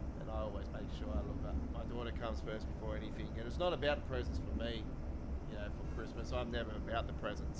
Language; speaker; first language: English; native; English